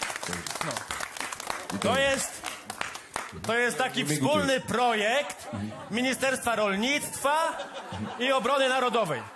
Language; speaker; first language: Polish; native; Polish